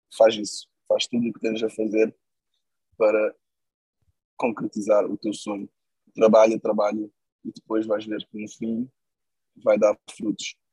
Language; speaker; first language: Portuguese; non-native, local second language; Kabuverdianu